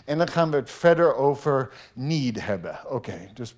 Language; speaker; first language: Dutch; non-native, fluent; English